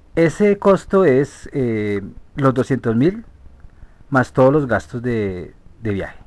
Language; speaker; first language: Spanish; native; Spanish